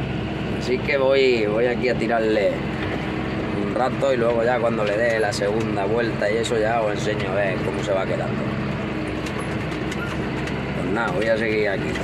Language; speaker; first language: Spanish; native; Spanish